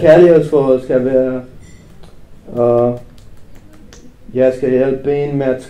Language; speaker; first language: Danish; non-native, fluent; Romanian